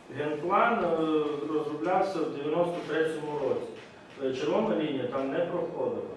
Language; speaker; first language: Ukrainian; native; Ukrainian